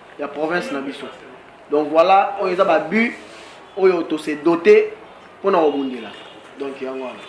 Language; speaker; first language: Lingala; non-native, local second language; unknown